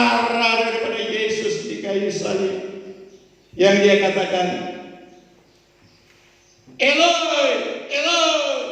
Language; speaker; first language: Malay; native; Malay